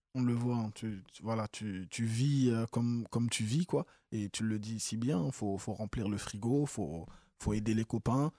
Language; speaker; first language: French; native; French